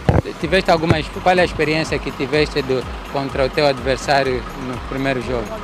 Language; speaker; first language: Portuguese; non-native, fluent; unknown